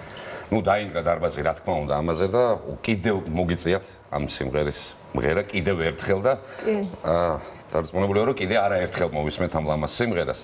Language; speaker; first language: Georgian; native; Georgian